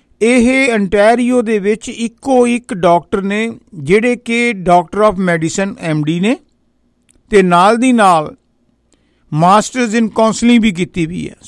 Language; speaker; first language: Punjabi; native; Punjabi